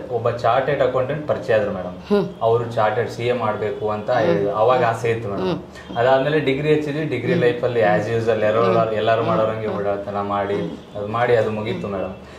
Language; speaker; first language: Kannada; non-native, local second language; Lambadi